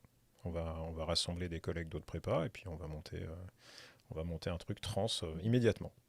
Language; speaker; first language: French; native; French